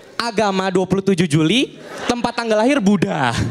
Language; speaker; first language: Indonesian; native; Indonesian